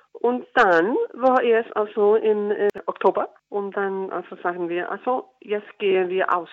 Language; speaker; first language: German; non-native, learner; Icelandic